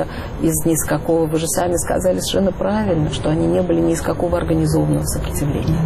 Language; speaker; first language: Russian; native; Russian